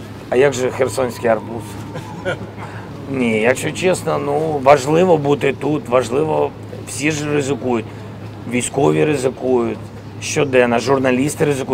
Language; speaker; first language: Ukrainian; non-native, local second language; Russian